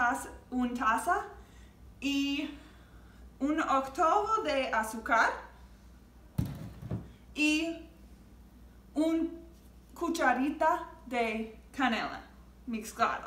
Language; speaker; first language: Spanish; non-native, learner; English